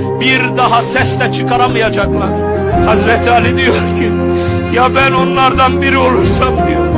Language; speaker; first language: Turkish; native; Turkish